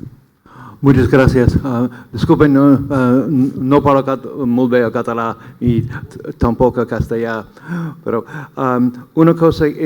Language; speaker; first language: Spanish; non-native, learner; English